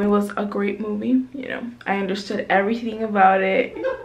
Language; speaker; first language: English; early bilingual, other home language; Spanish